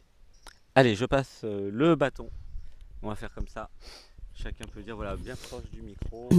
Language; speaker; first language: French; native; French